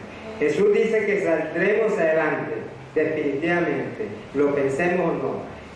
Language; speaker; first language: Spanish; native; Spanish